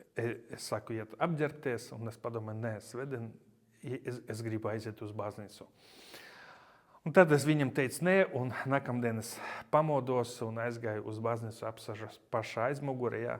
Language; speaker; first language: Latvian; non-native, local second language; Russian